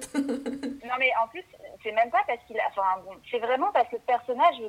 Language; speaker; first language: French; native; French